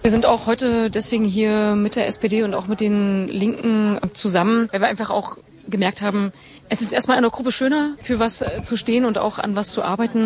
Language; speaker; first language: German; native; German